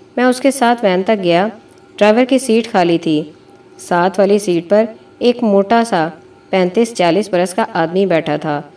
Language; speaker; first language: Urdu; native; Urdu